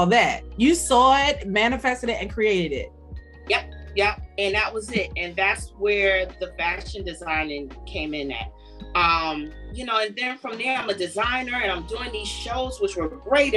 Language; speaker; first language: English; native; English